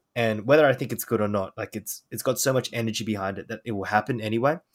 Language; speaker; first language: English; native; English